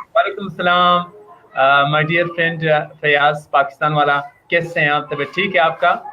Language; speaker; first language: Urdu; non-native, local second language; Pashto